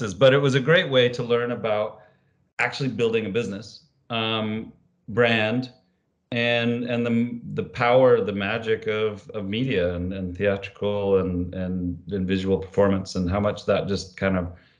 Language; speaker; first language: English; native; English